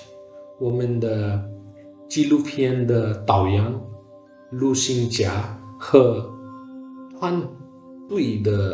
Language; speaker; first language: Chinese; non-native, learner; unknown